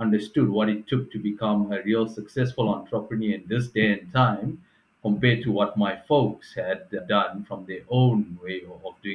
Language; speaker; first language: English; native; English